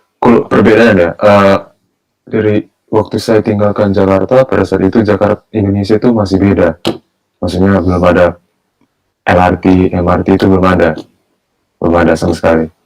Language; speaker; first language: Indonesian; early bilingual, heritage; Indonesian